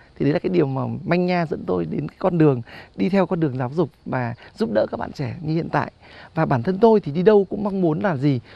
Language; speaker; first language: Vietnamese; native; Vietnamese